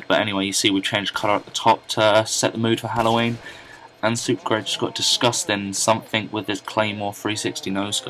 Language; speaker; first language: English; native; English